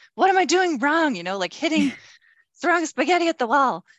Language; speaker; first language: English; native; English